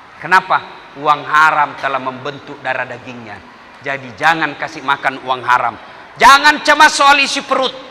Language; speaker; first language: Indonesian; non-native, local second language; Buginese